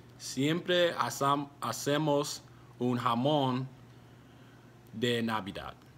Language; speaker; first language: Spanish; non-native, learner; English